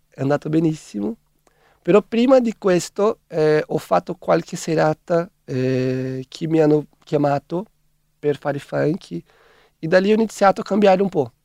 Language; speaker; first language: Italian; non-native, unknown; Portuguese